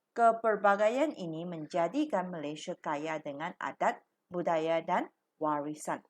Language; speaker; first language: Malay; non-native, local second language; Chinese